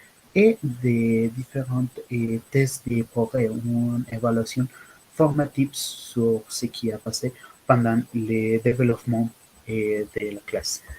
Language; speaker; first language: French; non-native, learner; Spanish